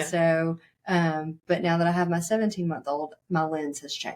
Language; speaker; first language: English; native; English